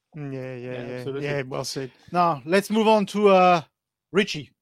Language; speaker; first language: English; non-native, fluent; French